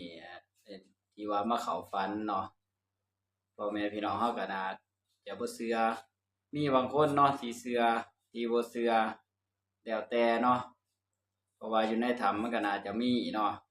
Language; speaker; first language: Thai; non-native, local second language; Lao